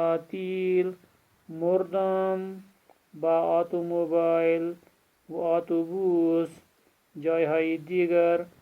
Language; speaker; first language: Persian; non-native, fluent; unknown